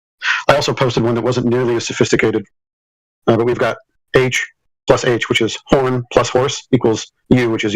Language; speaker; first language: English; native; English